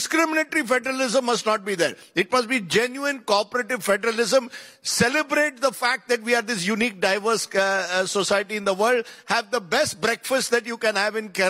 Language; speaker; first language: English; non-native, local second language; Konkani